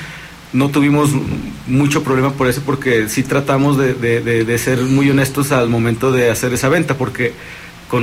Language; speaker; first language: Spanish; native; Spanish